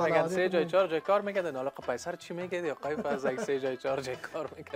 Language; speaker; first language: Persian; native; Persian